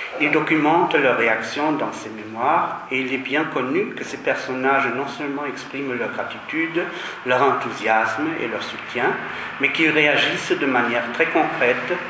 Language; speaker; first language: French; non-native, fluent; German